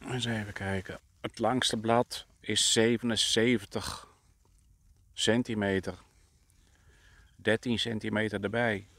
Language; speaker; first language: Dutch; native; Dutch